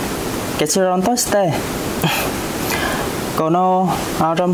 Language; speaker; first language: Japanese; non-native, learner; Vietnamese